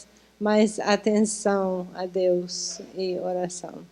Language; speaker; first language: Portuguese; non-native, fluent; English